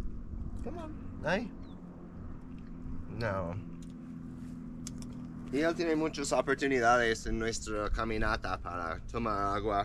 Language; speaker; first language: Spanish; non-native, fluent; English